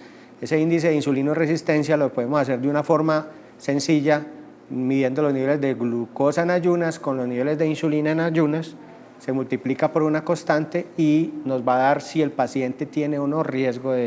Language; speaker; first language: Spanish; native; Spanish